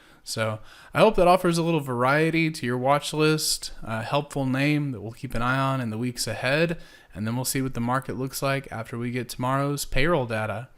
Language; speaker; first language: English; native; English